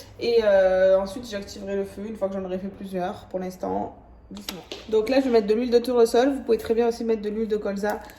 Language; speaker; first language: French; early bilingual, other home language; Arabic